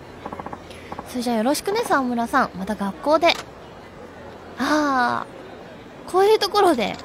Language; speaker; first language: Japanese; native; Japanese